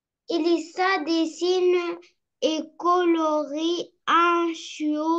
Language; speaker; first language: French; non-native, learner; Arabic